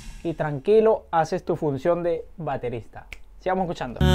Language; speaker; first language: Spanish; native; Spanish